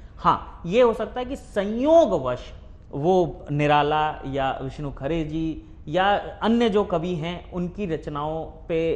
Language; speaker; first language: Hindi; native; Hindi